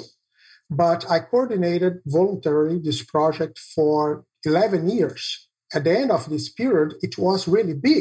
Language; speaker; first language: English; non-native, fluent; Portuguese